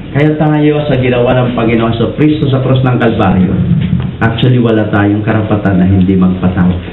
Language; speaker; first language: Filipino; non-native, local second language; Iloko